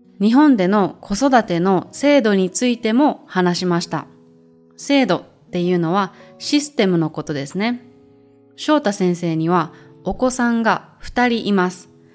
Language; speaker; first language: Japanese; native; Japanese